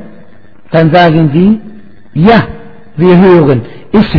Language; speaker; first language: German; non-native, fluent; Arabic